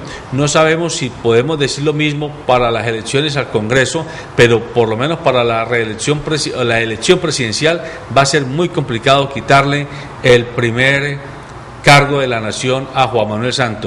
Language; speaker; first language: Spanish; native; Spanish